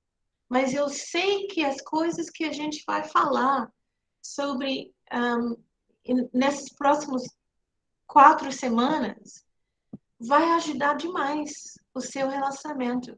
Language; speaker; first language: Portuguese; non-native, fluent; English